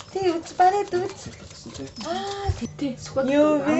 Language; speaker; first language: Mongolian; non-native, learner; Japanese